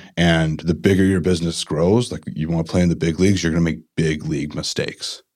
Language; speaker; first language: English; native; English